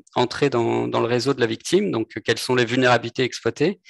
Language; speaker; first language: French; native; French